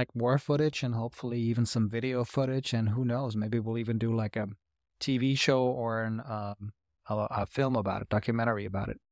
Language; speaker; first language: English; non-native, fluent; German